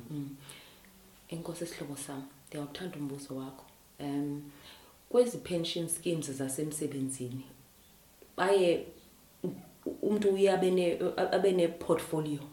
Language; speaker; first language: Xhosa; native; Xhosa